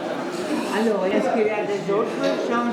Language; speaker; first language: French; non-native, learner; Dutch